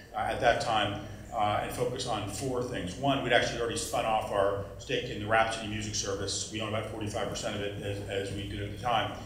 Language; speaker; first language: English; native; English